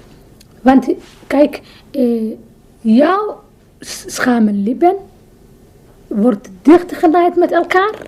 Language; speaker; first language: Dutch; non-native, learner; Somali